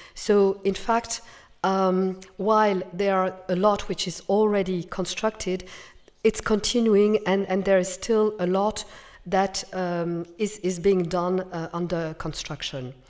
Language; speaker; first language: English; non-native, fluent; French